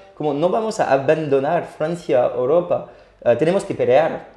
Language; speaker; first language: Spanish; non-native, fluent; French